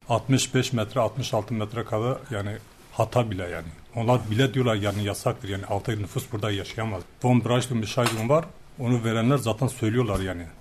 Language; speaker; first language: Turkish; native; Turkish